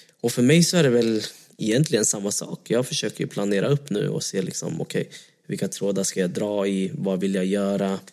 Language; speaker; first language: Swedish; early bilingual, other home language; Vietnamese